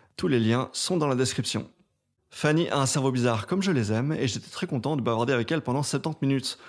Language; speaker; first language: French; native; French